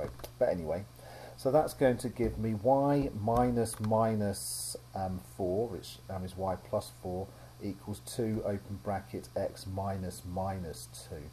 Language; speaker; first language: English; native; English